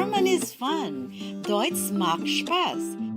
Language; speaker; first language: German; non-native, fluent; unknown